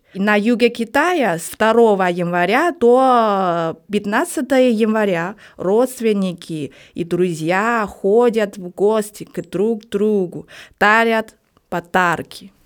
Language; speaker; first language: Russian; non-native, learner; Chinese